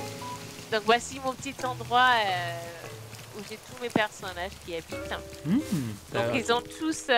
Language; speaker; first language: French; non-native, fluent; English